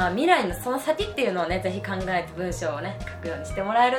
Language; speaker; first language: Japanese; native; Japanese